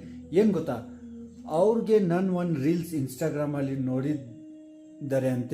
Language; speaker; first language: Kannada; non-native, fluent; Ladakhi